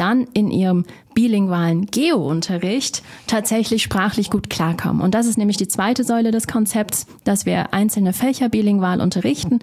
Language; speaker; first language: German; native; German